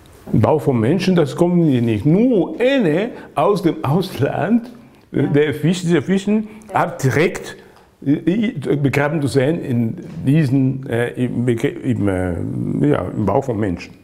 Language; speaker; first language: German; non-native, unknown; Lingala